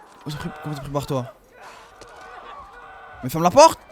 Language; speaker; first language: French; native; French